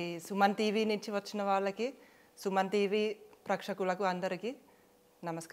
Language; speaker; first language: Telugu; non-native, fluent; Finnish